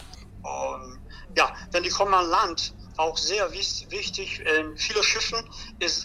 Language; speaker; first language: German; non-native, learner; Portuguese